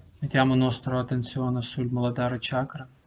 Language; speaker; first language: Italian; non-native, learner; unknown